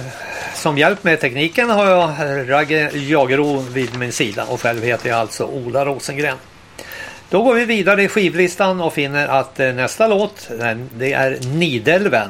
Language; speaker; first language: Swedish; native; Swedish